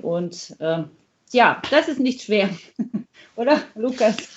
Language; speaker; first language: German; non-native, fluent; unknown